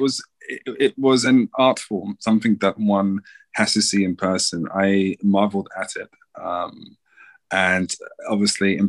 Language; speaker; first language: English; native; English